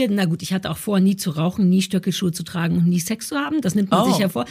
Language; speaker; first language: German; native; German